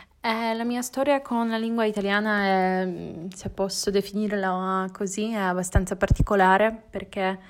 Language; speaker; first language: Italian; non-native, learner; Polish